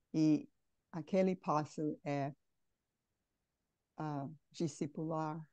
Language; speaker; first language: Portuguese; non-native, fluent; English